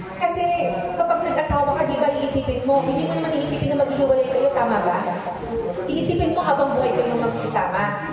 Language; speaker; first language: Filipino; native; Filipino